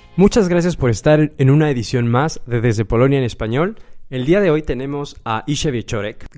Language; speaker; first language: Spanish; native; Spanish